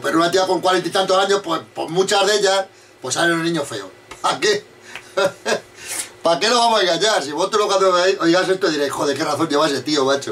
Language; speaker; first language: Spanish; native; Spanish